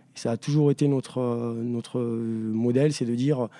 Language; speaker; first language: French; native; French